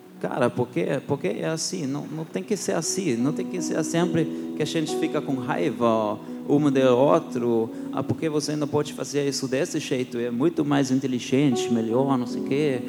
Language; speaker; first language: Portuguese; non-native, fluent; German